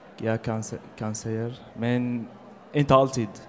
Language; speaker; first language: Swedish; non-native, learner; Arabic